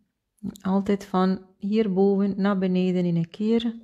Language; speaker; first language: Dutch; non-native, fluent; Spanish